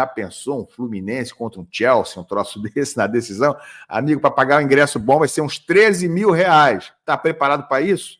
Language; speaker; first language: Portuguese; native; Portuguese